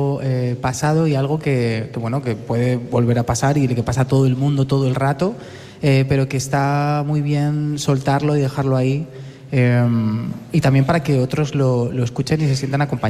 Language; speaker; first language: Spanish; native; Spanish